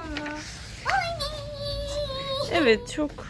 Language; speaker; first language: Turkish; native; Turkish